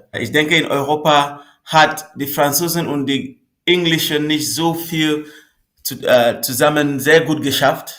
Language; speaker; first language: German; non-native, fluent; Northern Sotho